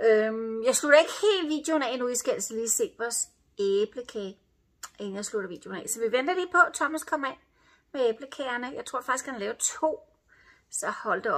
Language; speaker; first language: Danish; native; Danish